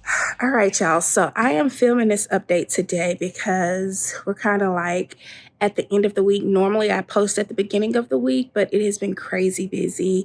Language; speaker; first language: English; native; English